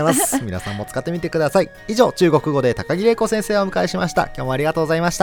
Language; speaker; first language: Japanese; native; Japanese